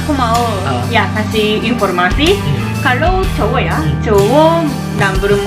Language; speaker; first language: Indonesian; non-native, learner; Japanese